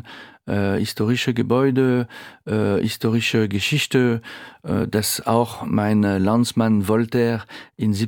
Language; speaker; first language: German; non-native, fluent; French